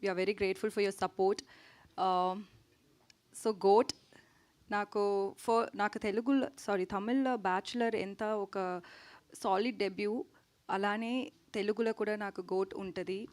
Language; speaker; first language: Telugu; non-native, learner; Tamil